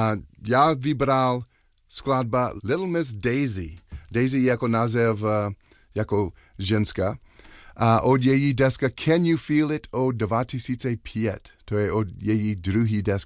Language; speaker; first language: Czech; non-native, learner; English